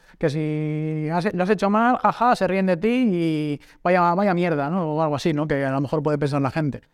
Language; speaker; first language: Spanish; native; Spanish